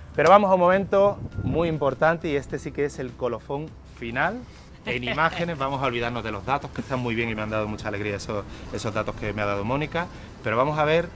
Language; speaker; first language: Spanish; native; Spanish